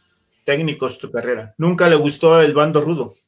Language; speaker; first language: Spanish; native; Spanish